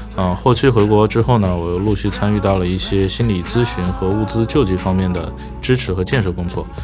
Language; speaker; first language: Chinese; native; Chinese